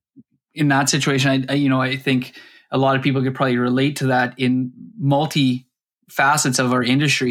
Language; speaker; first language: English; native; English